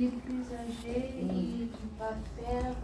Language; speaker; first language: French; non-native, learner; Bulgarian